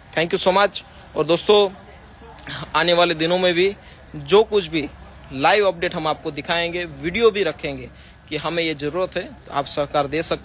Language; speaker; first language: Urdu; non-native, local second language; Gujarati